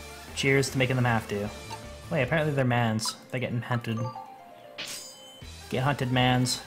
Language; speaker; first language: English; native; English